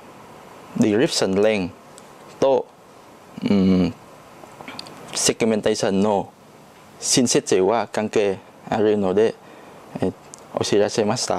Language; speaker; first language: Japanese; non-native, learner; Chinese